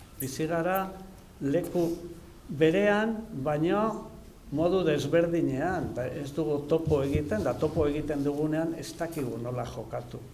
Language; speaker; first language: Basque; native; Basque